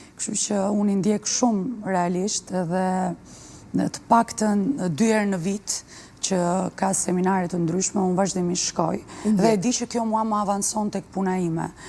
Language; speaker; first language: Albanian; early bilingual, heritage; Albanian